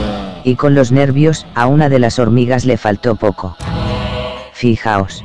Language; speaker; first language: Spanish; native; Spanish